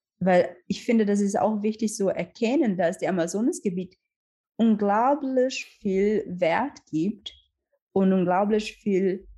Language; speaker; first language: German; non-native, learner; Portuguese